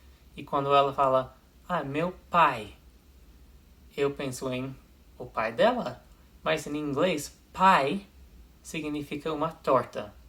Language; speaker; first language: Portuguese; non-native, fluent; English